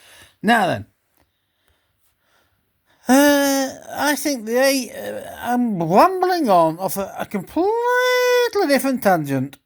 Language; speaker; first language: English; native; English